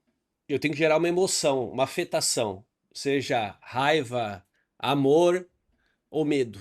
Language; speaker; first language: Portuguese; native; Portuguese